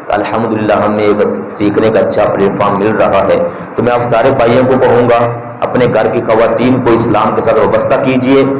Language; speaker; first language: Urdu; non-native, local second language; Punjabi